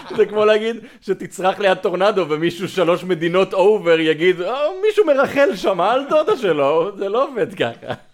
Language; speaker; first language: Hebrew; native; Hebrew